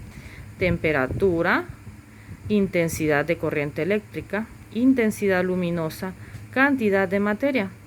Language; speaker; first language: Spanish; native; Spanish